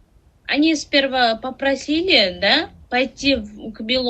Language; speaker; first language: Russian; non-native, learner; Tajik